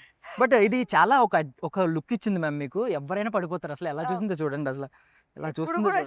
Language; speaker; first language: Telugu; native; Telugu